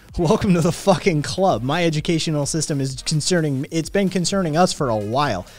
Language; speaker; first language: English; native; English